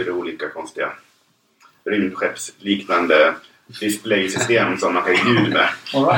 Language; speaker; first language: Swedish; native; Swedish